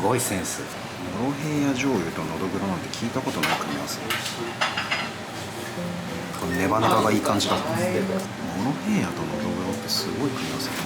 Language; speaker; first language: Japanese; native; Japanese